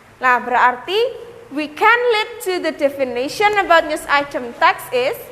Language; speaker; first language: English; non-native, learner; Indonesian